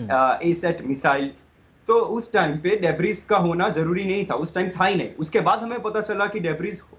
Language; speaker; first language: Hindi; non-native, local second language; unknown